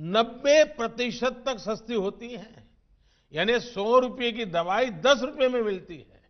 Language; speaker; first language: Hindi; non-native, local second language; Gujarati